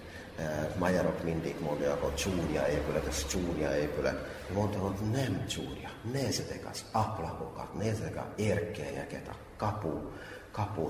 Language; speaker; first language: Hungarian; non-native, fluent; Finnish